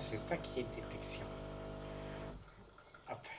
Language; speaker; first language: French; native; French